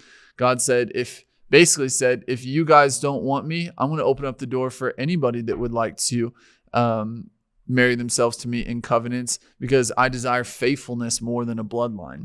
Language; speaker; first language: English; native; English